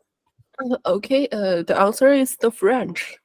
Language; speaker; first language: English; non-native, learner; Chinese